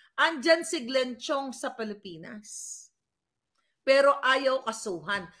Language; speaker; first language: Filipino; non-native, local second language; Cebuano